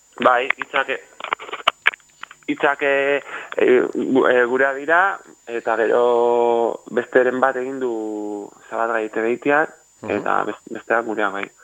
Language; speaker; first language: Basque; native; Basque